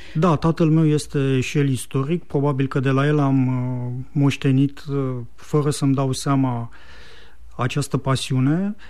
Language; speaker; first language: Romanian; native; Romanian